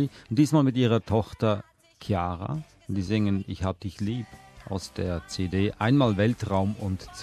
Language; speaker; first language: German; native; German